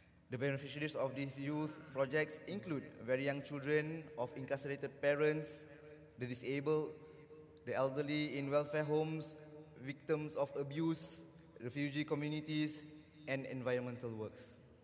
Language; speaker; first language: English; non-native, local second language; Malay